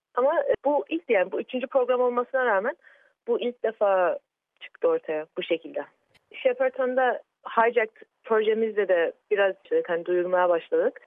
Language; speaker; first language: Turkish; early bilingual, heritage; Turkish